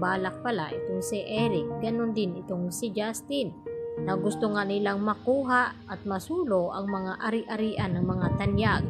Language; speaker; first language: Filipino; native; Filipino